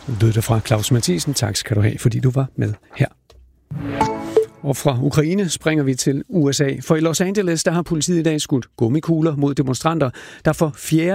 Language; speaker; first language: Danish; native; Danish